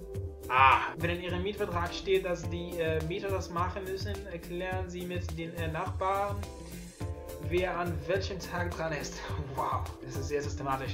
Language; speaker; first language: German; non-native, learner; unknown